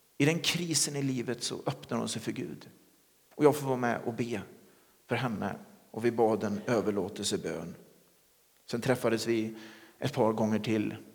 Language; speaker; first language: Swedish; native; Swedish